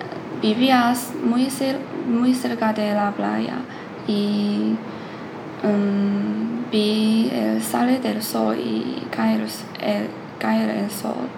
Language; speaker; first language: Spanish; non-native, learner; Chinese